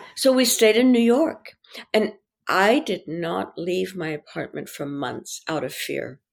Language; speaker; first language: English; early bilingual, other home language; French